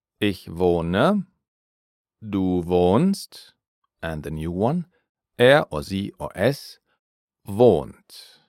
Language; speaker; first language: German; non-native, fluent; English